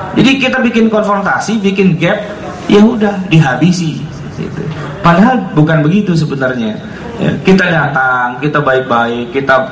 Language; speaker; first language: Indonesian; native; Indonesian